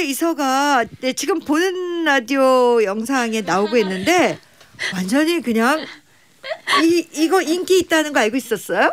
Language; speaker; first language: Korean; native; Korean